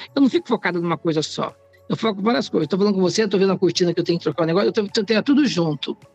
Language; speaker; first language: Portuguese; native; Portuguese